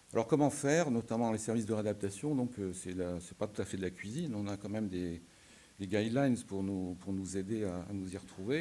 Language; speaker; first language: French; native; French